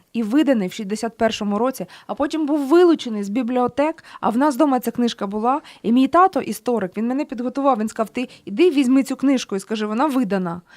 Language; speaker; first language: Ukrainian; native; Ukrainian